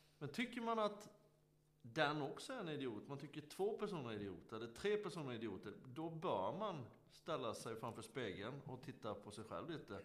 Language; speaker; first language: Swedish; native; Swedish